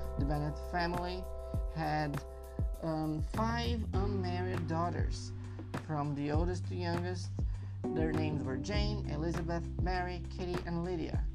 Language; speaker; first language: English; non-native, fluent; Portuguese